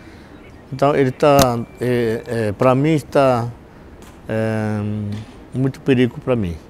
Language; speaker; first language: Portuguese; non-native, local second language; Yanomámi